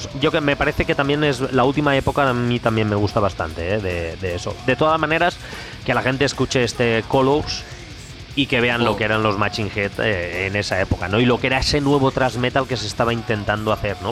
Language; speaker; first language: Spanish; native; Spanish